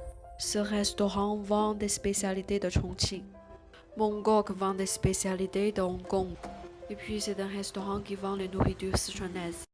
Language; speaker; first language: French; non-native, learner; Chinese